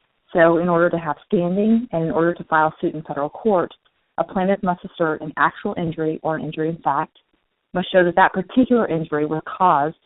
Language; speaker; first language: English; native; English